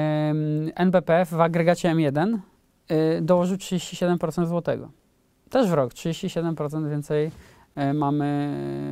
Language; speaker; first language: Polish; native; Polish